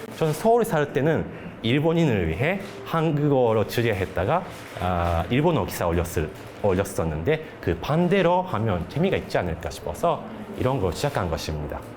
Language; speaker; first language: Korean; non-native, fluent; Japanese